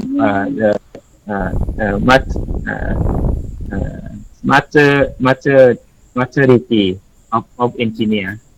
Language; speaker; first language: English; non-native, learner; Thai